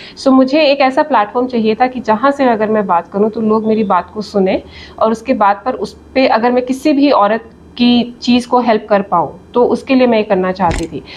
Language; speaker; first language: Hindi; native; Hindi